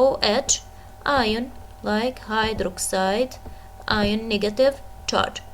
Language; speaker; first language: English; non-native, fluent; Arabic